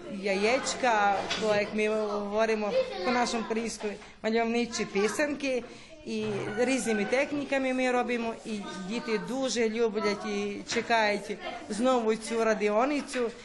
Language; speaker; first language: Ukrainian; early bilingual, heritage; Ukrainian